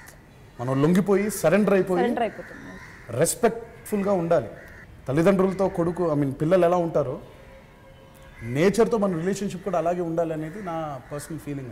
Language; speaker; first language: Telugu; native; Telugu